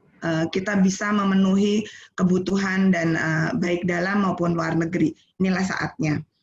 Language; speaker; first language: Indonesian; native; Indonesian